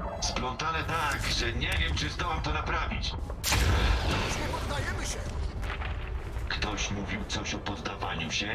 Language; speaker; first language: Polish; native; Polish